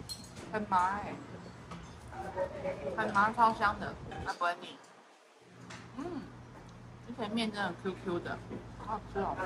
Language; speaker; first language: Chinese; native; Chinese